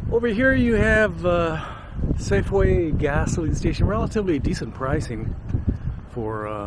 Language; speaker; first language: English; native; English